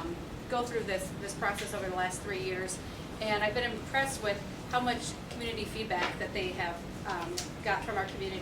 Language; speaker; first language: English; native; English